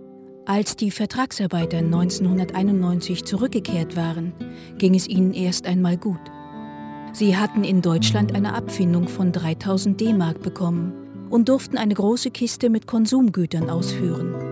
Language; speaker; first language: German; native; German